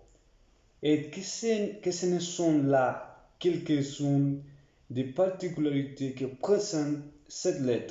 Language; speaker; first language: French; non-native, learner; Spanish